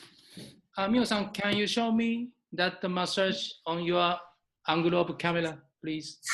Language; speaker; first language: English; non-native, learner; Japanese